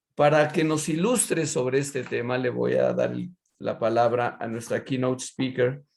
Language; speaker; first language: Spanish; native; Spanish